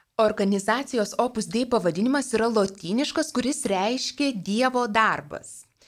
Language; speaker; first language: Lithuanian; native; Lithuanian